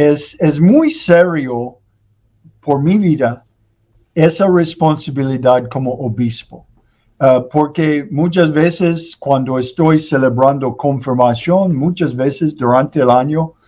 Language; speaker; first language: Spanish; non-native, learner; English